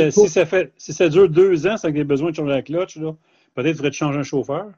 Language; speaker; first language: French; native; French